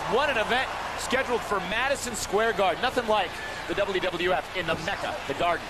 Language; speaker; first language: English; native; English